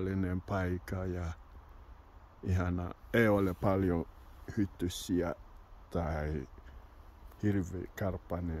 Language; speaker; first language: Finnish; non-native, learner; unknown